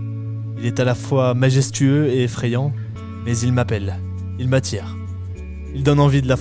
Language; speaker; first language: French; native; French